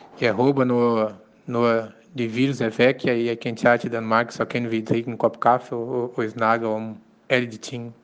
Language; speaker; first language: Danish; non-native, learner; Portuguese